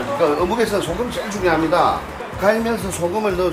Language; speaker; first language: Korean; native; Korean